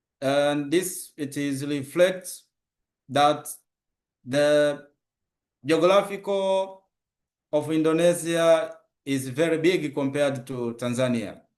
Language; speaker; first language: English; non-native, local second language; Swahili